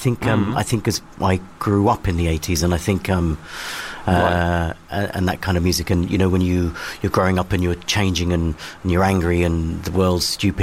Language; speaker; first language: English; native; English